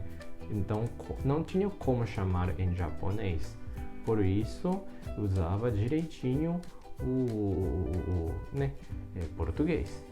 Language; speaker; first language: Portuguese; non-native, fluent; Japanese